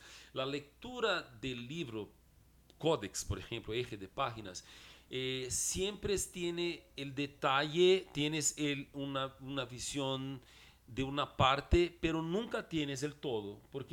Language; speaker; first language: Spanish; non-native, fluent; Portuguese